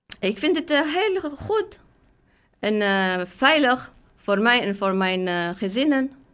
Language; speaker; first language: Dutch; non-native, learner; Arabic